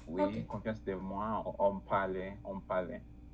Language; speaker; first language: French; non-native, learner; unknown